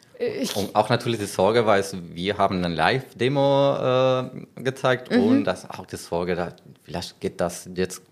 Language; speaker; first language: German; non-native, learner; Spanish